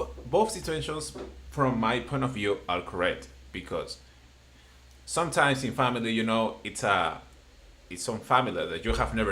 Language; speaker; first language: English; non-native, fluent; Spanish